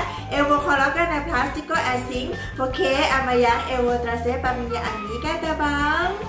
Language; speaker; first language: Portuguese; non-native, learner; Thai